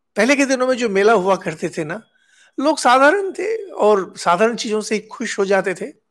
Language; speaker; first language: Hindi; non-native, local second language; Bangla